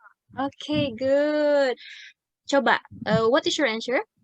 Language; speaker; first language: English; non-native, fluent; Indonesian